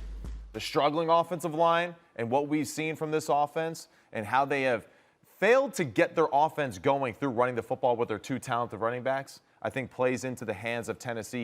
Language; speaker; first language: English; native; English